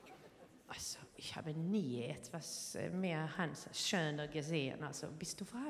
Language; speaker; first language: German; non-native, learner; Swedish